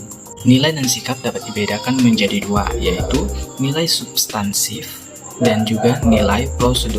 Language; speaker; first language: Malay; non-native, local second language; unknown